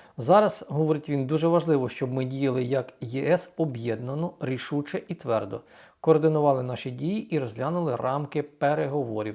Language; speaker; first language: Ukrainian; native; Ukrainian